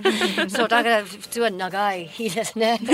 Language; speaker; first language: Japanese; non-native, fluent; English